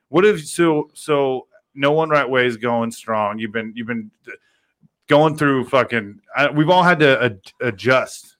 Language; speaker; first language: English; native; English